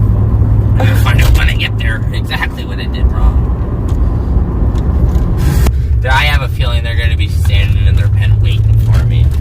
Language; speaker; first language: English; native; English